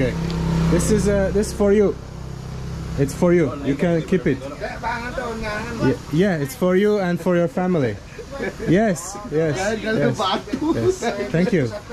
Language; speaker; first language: English; non-native, fluent; Azerbaijani